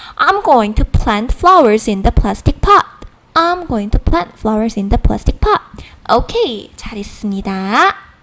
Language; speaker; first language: English; non-native, fluent; Korean